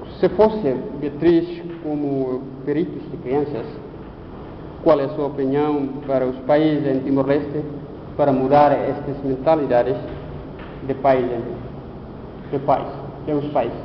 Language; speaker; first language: Portuguese; non-native, learner; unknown